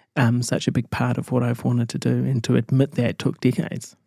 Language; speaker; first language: English; native; English